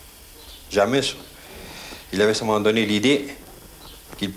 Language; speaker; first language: French; non-native, fluent; Spanish